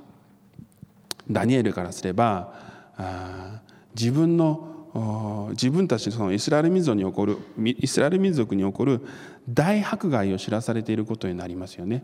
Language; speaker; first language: Japanese; non-native, fluent; Korean